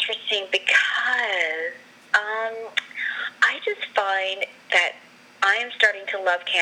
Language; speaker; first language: English; native; English